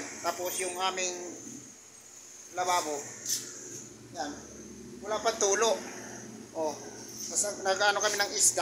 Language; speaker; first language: Filipino; native; Filipino